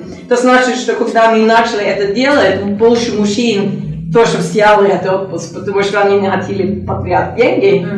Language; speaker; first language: Russian; non-native, learner; Norwegian